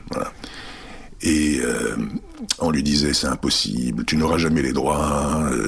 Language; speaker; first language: French; early bilingual, other home language; Czech